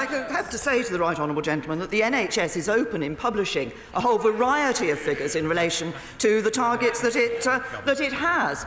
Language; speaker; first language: English; native; English